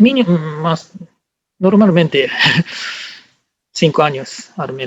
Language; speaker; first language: Spanish; non-native, learner; Japanese